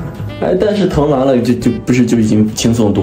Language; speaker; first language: Chinese; native; Chinese